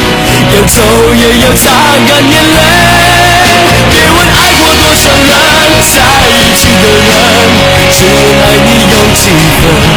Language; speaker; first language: Chinese; native; Chinese